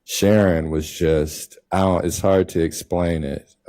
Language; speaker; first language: English; native; English